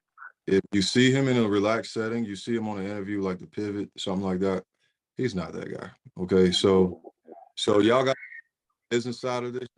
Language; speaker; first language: English; native; English